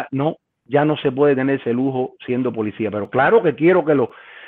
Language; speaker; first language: Spanish; native; Spanish